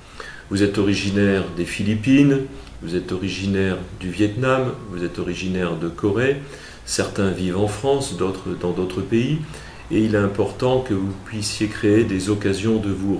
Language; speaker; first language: French; native; French